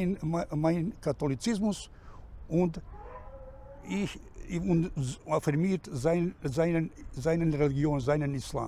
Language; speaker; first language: German; non-native, fluent; Bosnian